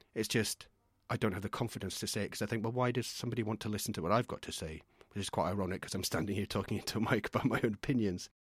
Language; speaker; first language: English; native; English